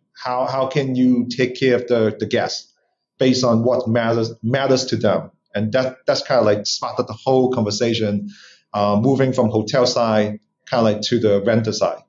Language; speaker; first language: English; non-native, local second language; Cantonese